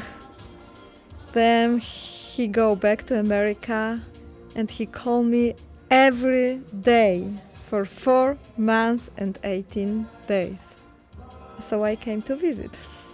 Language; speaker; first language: English; non-native, learner; Polish